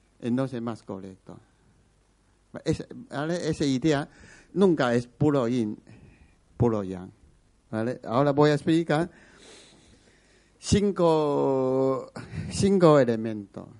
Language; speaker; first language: Spanish; non-native, learner; Chinese